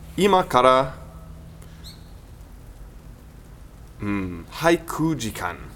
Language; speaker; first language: Japanese; non-native, learner; English